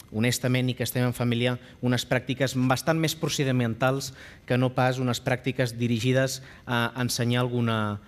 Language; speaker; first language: Catalan; native; Catalan